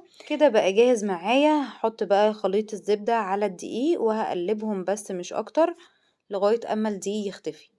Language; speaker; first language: Arabic; native; Arabic